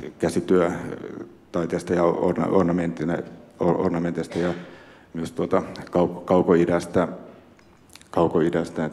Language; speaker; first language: Finnish; native; Finnish